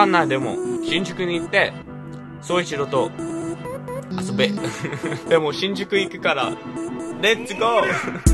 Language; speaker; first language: Japanese; early bilingual, heritage; English